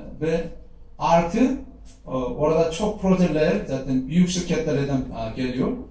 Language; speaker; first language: Turkish; non-native, fluent; Korean